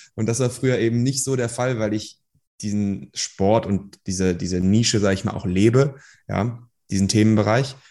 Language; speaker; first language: German; early bilingual, other home language; Persian